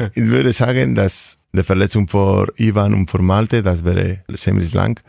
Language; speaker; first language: German; non-native, learner; Spanish